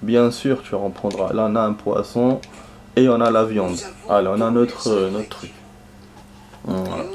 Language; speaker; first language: French; native; French